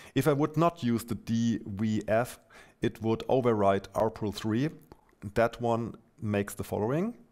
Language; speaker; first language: English; non-native, fluent; German